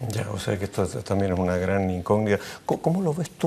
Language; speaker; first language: Spanish; native; Spanish